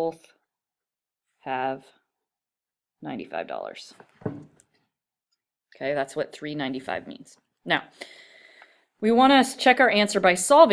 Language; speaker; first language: English; native; English